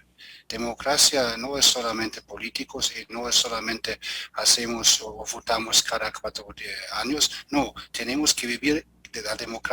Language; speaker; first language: Spanish; non-native, fluent; German